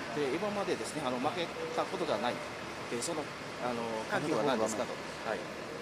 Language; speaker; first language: Japanese; non-native, learner; Indonesian